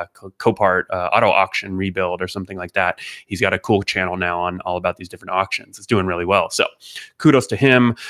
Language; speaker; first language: English; native; English